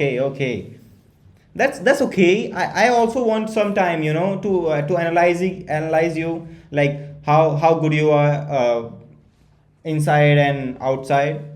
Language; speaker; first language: English; non-native, learner; Hindi